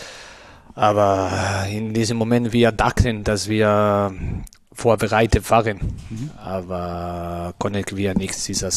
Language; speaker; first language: German; non-native, learner; Spanish